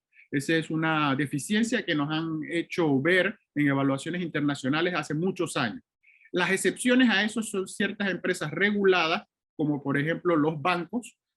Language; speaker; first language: Spanish; native; Spanish